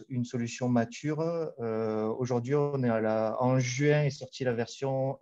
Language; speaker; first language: French; native; French